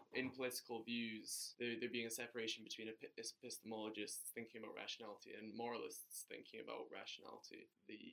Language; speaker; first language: English; non-native, fluent; German